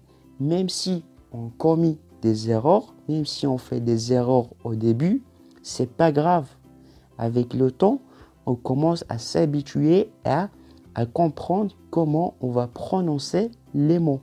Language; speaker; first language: French; non-native, local second language; Arabic